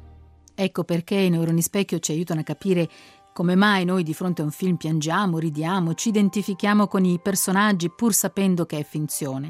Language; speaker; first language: Italian; native; Italian